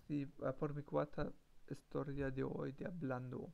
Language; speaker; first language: Spanish; non-native, learner; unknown